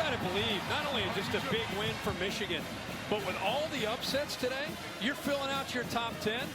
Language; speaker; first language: English; native; English